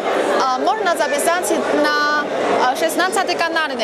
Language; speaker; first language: Russian; non-native, learner; Chinese